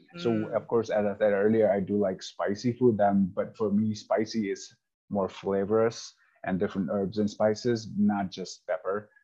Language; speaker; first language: English; non-native, local second language; Hindi